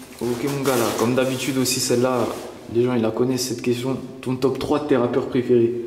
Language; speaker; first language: French; native; French